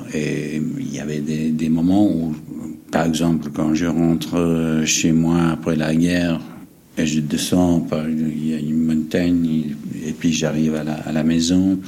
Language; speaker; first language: French; non-native, fluent; English